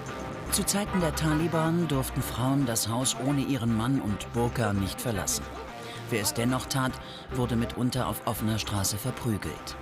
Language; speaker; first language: German; native; German